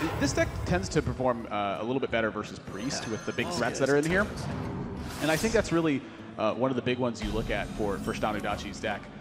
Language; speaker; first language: English; native; English